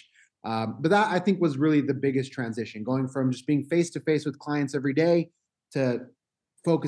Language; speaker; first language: English; native; English